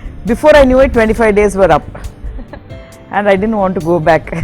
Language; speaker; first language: Malayalam; non-native, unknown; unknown